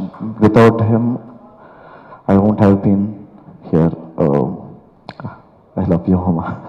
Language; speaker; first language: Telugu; non-native, learner; Kannada